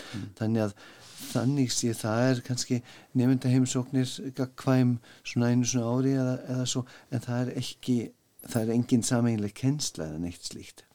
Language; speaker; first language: Icelandic; non-native, fluent; German